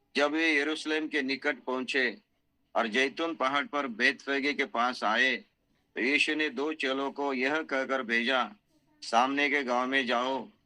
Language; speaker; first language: Hindi; non-native, local second language; Marathi